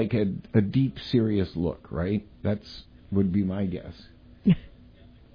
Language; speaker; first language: English; native; English